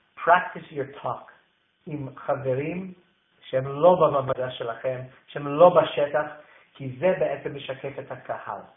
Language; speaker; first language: Hebrew; non-native, fluent; English